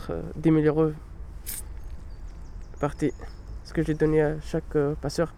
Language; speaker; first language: French; non-native, learner; Pashto